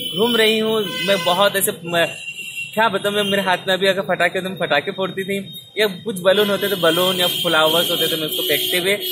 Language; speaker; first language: Hindi; non-native, local second language; Marathi